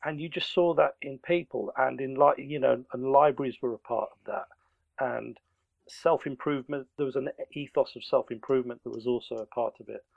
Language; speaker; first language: English; native; English